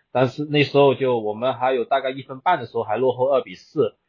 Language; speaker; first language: Chinese; native; Chinese